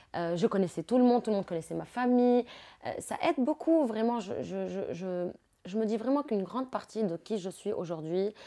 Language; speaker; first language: French; non-native, local second language; Arabic